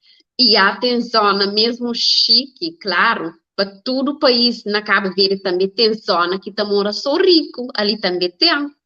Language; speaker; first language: Portuguese; non-native, learner; Kabuverdianu